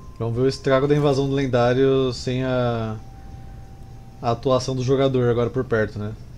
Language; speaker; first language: Portuguese; native; Portuguese